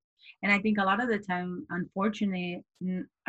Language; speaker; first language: English; native; English